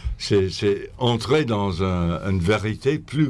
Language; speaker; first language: French; non-native, fluent; English